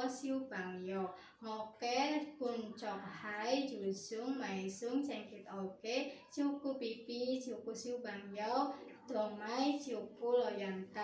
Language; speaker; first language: Cantonese; non-native, learner; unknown